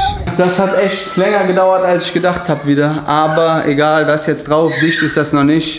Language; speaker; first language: German; native; German